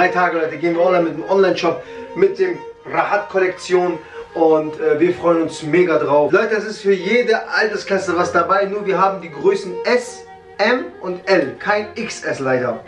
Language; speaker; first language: German; early bilingual, other home language; Kurdish